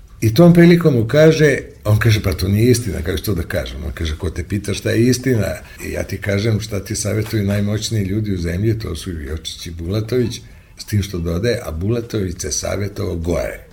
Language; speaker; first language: Serbian; native; Serbian